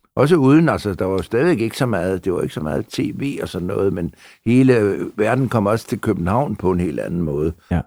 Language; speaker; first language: Danish; native; Danish